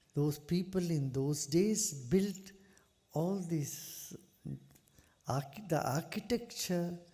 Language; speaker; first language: English; non-native, local second language; Kannada